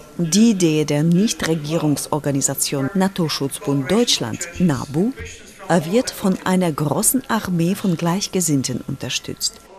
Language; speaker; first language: German; non-native, fluent; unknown